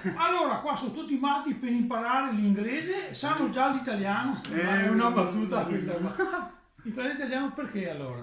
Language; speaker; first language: Italian; native; Italian